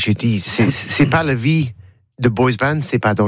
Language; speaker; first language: French; non-native, learner; English